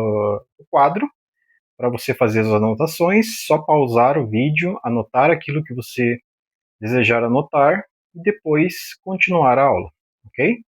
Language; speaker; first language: Portuguese; native; Portuguese